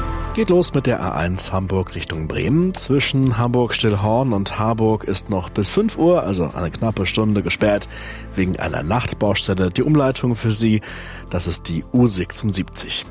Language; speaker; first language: German; native; German